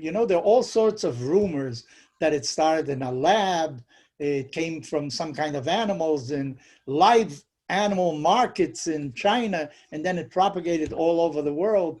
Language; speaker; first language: English; non-native, fluent; Spanish